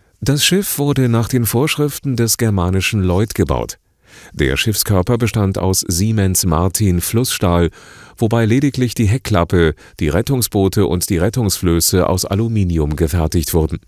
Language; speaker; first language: German; native; German